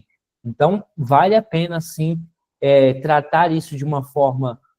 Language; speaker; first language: Portuguese; native; Portuguese